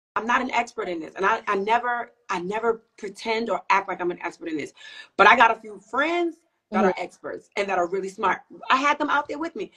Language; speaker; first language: English; native; English